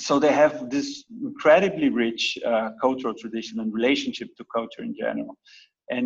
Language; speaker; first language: English; non-native, fluent; Portuguese